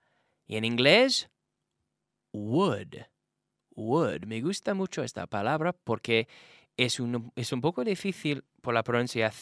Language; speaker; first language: Spanish; non-native, fluent; English